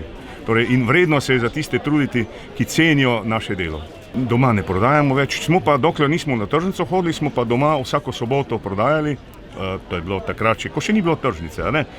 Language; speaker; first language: Slovenian; native; Slovenian